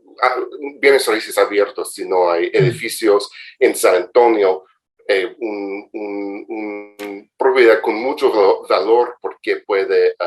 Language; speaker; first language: Spanish; non-native, fluent; English